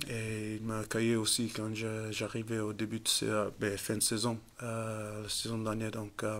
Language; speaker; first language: French; non-native, fluent; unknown